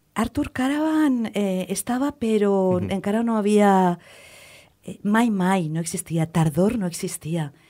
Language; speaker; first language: Catalan; native; Catalan